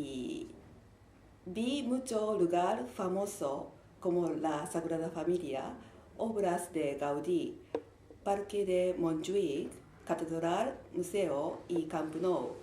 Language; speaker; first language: Spanish; non-native, learner; Japanese